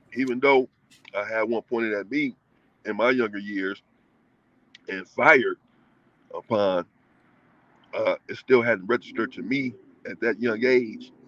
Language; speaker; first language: English; native; English